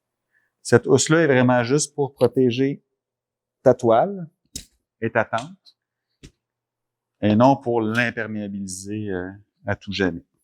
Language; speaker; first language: French; native; French